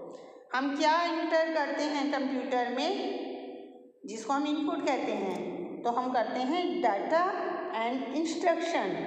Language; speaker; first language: Hindi; native; Hindi